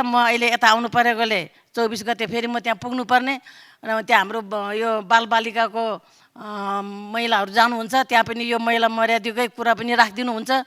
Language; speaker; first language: Nepali; non-native, local second language; Eastern Tamang